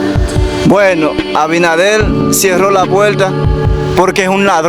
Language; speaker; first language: Spanish; native; Spanish